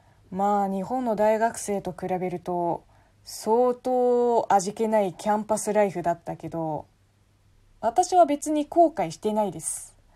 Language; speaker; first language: Japanese; non-native, fluent; Chinese